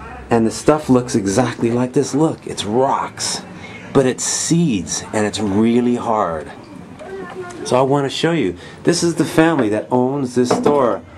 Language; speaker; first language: English; native; English